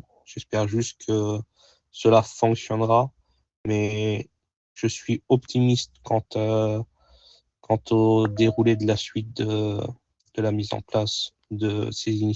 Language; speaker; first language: French; native; French